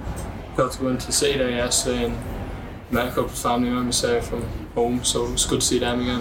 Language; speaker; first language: English; native; English